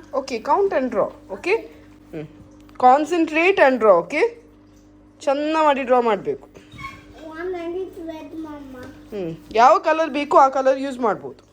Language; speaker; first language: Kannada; non-native, local second language; Tulu